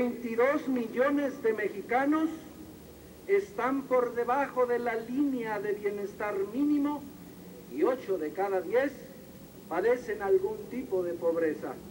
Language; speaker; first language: Spanish; native; Spanish